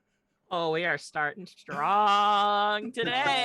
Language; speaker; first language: English; native; English